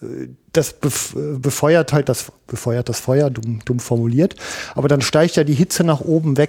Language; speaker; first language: German; native; German